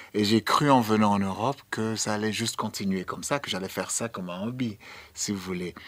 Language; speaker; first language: French; non-native, fluent; English